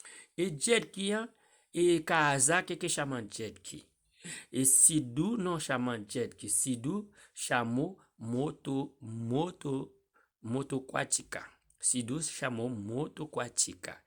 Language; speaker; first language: Portuguese; non-native, learner; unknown